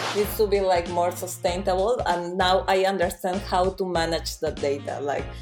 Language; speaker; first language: English; non-native, fluent; Spanish